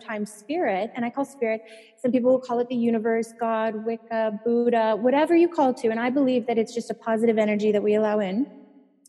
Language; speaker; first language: English; native; English